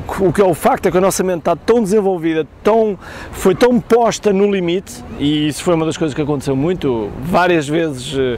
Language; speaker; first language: Portuguese; native; Portuguese